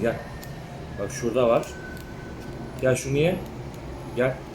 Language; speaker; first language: Turkish; native; Turkish